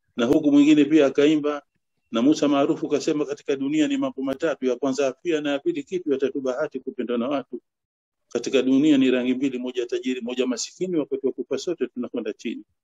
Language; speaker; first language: Swahili; native; Swahili